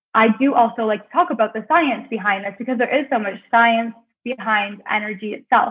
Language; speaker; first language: English; native; English